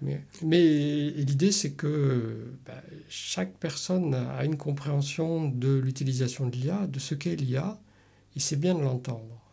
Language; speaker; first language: French; native; French